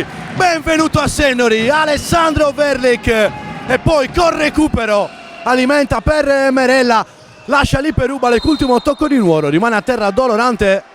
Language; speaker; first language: Italian; native; Italian